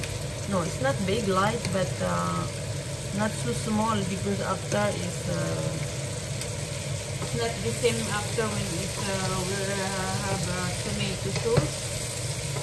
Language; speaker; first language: English; non-native, learner; Filipino